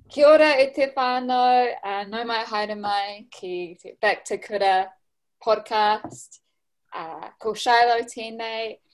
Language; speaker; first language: Māori; non-native, local second language; English